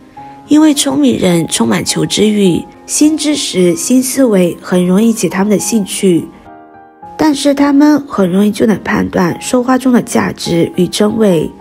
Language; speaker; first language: Chinese; native; Chinese